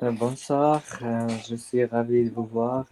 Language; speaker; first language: French; non-native, learner; Armenian